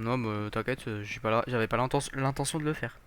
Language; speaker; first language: French; native; French